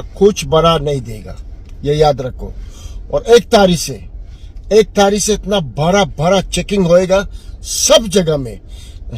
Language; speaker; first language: Hindi; non-native, learner; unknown